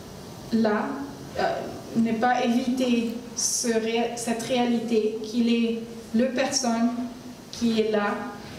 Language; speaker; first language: French; non-native, learner; Arabic